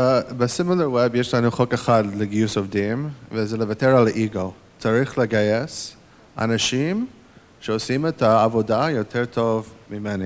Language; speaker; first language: Hebrew; non-native, fluent; English